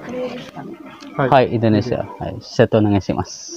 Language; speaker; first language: Japanese; non-native, learner; Indonesian